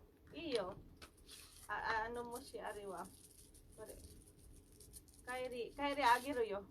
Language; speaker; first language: Japanese; non-native, fluent; Filipino